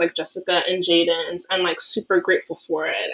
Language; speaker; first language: English; native; English